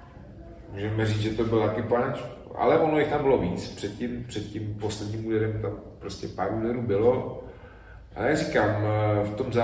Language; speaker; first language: Czech; native; Czech